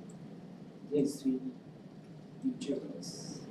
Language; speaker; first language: English; non-native, local second language; Japanese